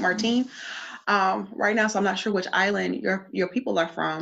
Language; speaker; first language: English; native; English